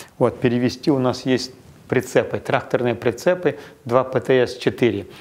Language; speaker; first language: Russian; non-native, local second language; Kazakh